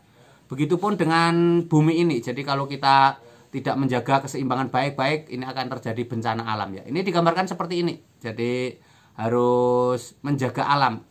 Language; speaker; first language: Indonesian; native; Indonesian